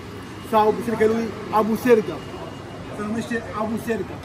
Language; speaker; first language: Romanian; non-native, learner; Arabic